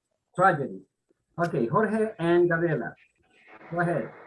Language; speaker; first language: English; non-native, fluent; Spanish